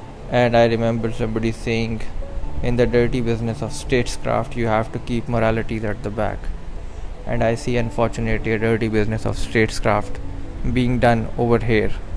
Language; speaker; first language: English; non-native, local second language; Urdu